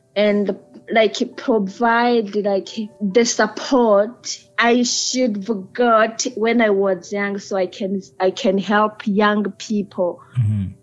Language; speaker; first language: English; early bilingual, other home language; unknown